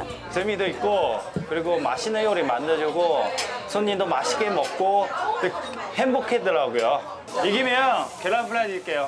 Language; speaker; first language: Korean; non-native, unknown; Chinese